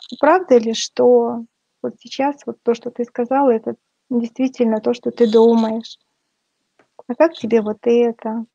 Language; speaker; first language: Russian; native; Russian